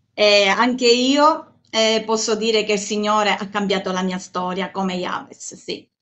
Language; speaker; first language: Italian; native; Italian